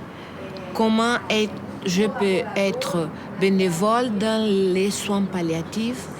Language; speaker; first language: French; non-native, fluent; Portuguese